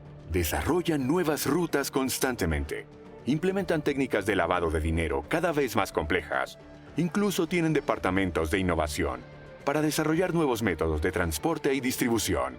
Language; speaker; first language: Spanish; native; Spanish